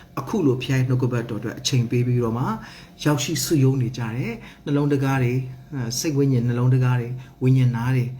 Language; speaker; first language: Burmese; non-native, local second language; Hakha Chin